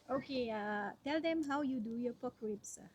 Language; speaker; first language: English; non-native, local second language; Iban